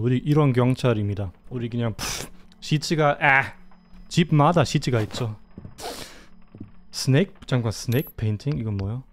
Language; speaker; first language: Korean; non-native, fluent; German